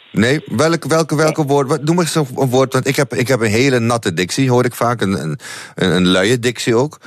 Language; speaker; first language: Dutch; native; Dutch